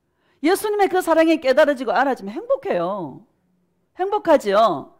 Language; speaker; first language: Korean; native; Korean